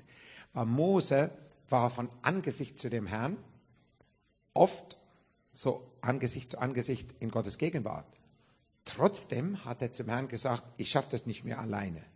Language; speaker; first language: German; non-native, fluent; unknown